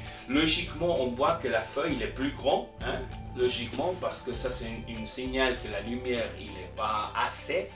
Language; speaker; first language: French; non-native, local second language; German